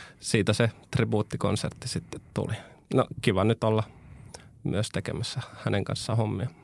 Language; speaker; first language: Finnish; early bilingual, other home language; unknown